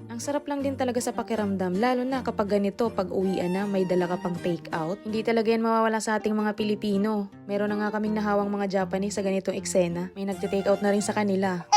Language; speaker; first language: Filipino; native; Filipino